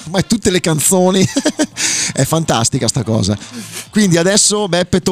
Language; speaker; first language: Italian; native; Italian